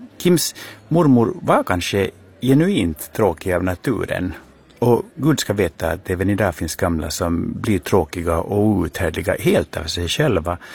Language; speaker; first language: Swedish; native; Swedish